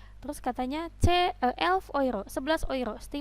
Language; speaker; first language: German; non-native, fluent; Indonesian